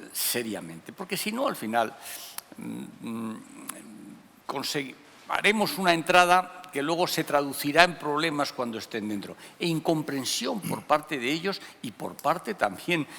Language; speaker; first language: Spanish; native; Spanish